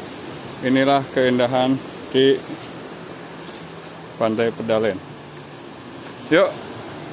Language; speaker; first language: Indonesian; native; Indonesian